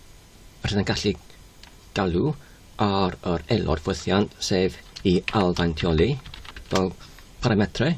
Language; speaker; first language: Welsh; non-native, learner; English